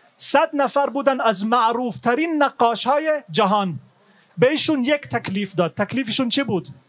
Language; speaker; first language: Persian; non-native, fluent; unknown